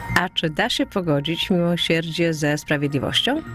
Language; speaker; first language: Polish; native; Polish